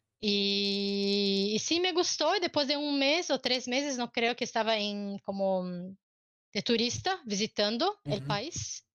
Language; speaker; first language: Spanish; non-native, learner; Portuguese